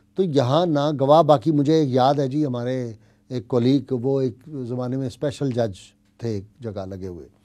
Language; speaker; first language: Hindi; native; Hindi